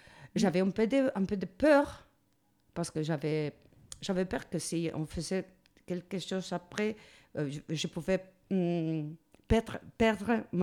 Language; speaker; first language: French; non-native, learner; Spanish